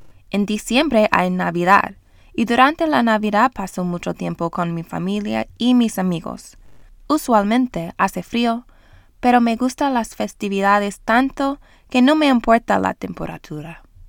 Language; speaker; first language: Spanish; non-native, learner; English